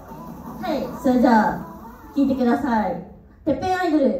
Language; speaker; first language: Japanese; native; Japanese